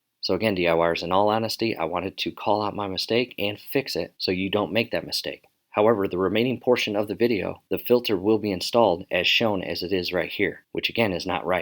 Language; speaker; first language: English; native; English